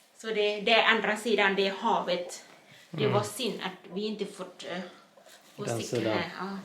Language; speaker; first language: Swedish; non-native, learner; Thai